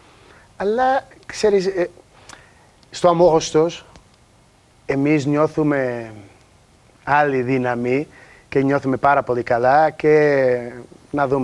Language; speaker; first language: Greek; non-native, learner; Portuguese